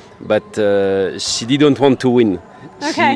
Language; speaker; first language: English; non-native, learner; French